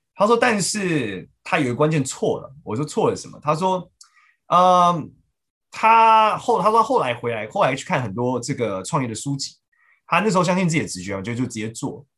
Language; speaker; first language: Chinese; native; Chinese